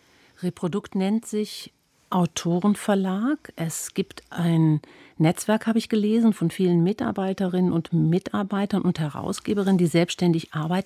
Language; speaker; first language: German; native; German